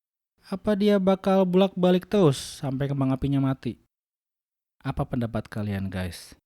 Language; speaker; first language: Indonesian; native; Indonesian